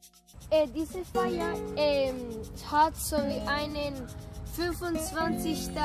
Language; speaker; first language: German; non-native, learner; Spanish